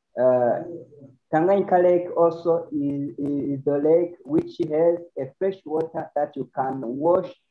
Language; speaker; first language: English; non-native, learner; Rundi